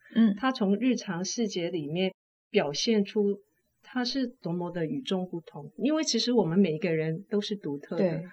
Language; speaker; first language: Chinese; non-native, fluent; Cantonese